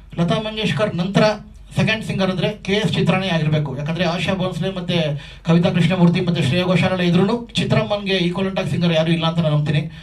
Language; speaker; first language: Kannada; native; Kannada